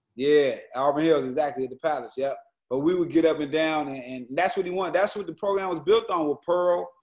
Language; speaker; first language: English; native; English